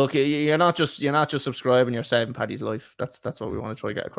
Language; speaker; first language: English; native; English